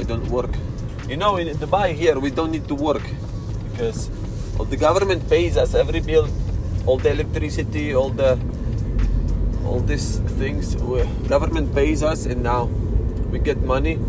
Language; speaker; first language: English; non-native, learner; Russian